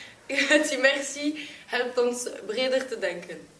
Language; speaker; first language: Dutch; non-native, local second language; French